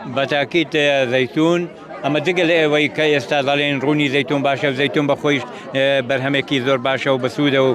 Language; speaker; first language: Central Kurdish; non-native, local second language; Assyrian Neo-Aramaic